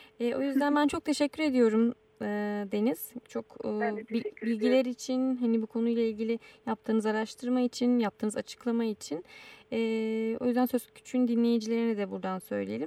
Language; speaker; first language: Turkish; native; Turkish